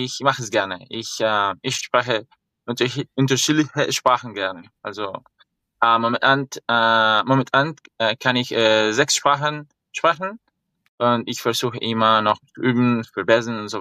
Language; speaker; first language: German; non-native, fluent; Spanish